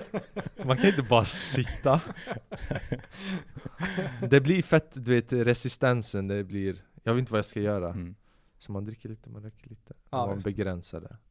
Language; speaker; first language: Swedish; early bilingual, other home language; Albanian